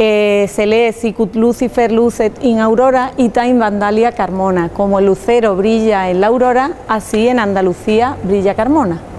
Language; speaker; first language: Spanish; native; Spanish